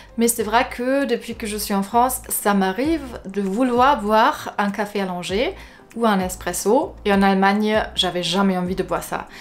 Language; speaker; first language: French; non-native, fluent; German